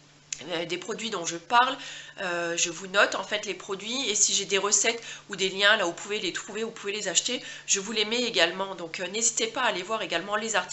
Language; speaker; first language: French; native; French